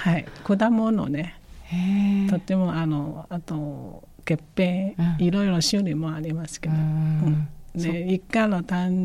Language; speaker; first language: Japanese; non-native, fluent; Chinese